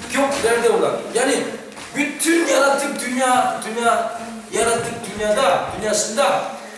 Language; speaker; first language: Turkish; non-native, fluent; Korean